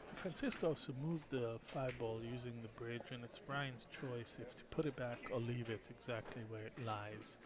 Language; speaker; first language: English; non-native, fluent; Hebrew